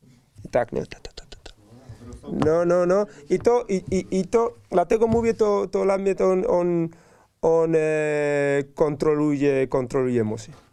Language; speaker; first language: Polish; non-native, learner; Spanish